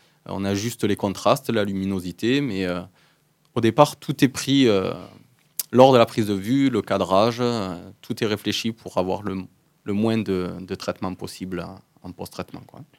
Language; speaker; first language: French; native; French